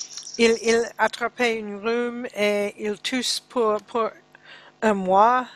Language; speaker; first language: French; non-native, learner; English